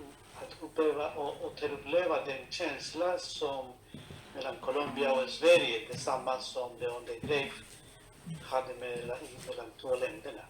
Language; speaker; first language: Swedish; non-native, fluent; Spanish